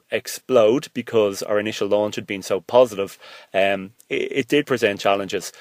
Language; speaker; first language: English; native; English